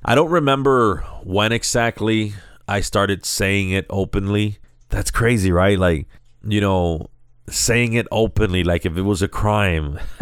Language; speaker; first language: English; early bilingual, other home language; Spanish